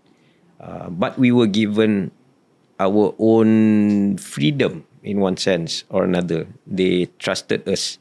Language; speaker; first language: English; non-native, local second language; Malay